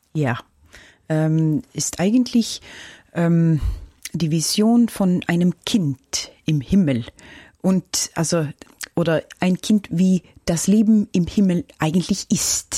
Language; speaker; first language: German; non-native, fluent; Norwegian